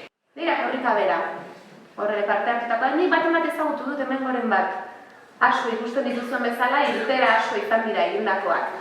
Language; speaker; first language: Basque; native; Basque